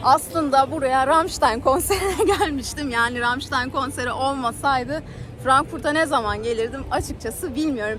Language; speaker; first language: Turkish; native; Turkish